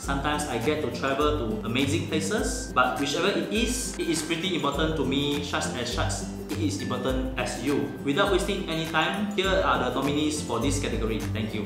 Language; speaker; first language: English; non-native, local second language; Chinese